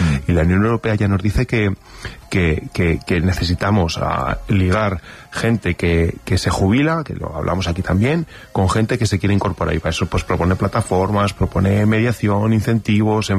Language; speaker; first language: Spanish; native; Spanish